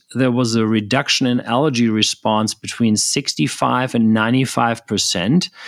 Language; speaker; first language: English; non-native, fluent; German